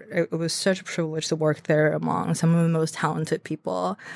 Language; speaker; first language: English; non-native, fluent; Chinese